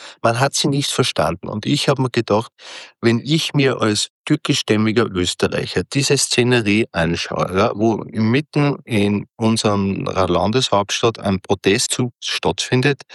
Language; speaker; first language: German; native; German